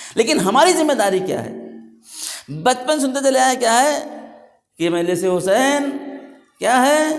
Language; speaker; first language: Urdu; native; Urdu